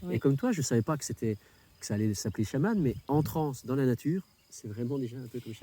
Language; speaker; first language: French; native; French